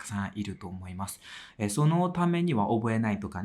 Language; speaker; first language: Japanese; non-native, fluent; Burmese